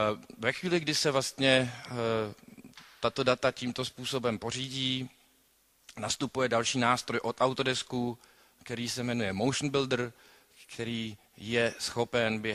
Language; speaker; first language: Czech; native; Czech